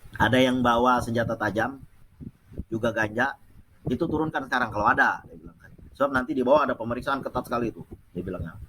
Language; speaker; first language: Indonesian; non-native, local second language; Achinese